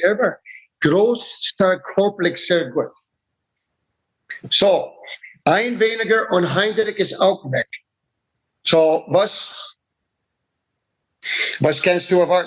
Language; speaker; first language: German; non-native, learner; English